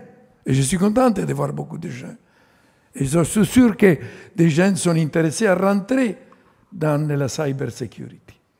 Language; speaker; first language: French; non-native, fluent; Italian